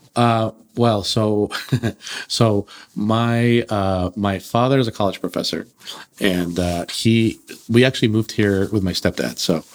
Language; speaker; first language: English; early bilingual, other home language; Russian